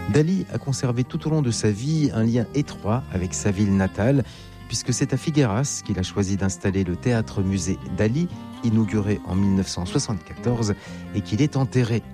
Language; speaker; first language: French; native; French